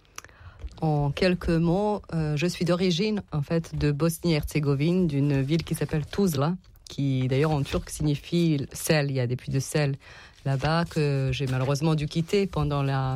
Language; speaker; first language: French; non-native, fluent; Serbian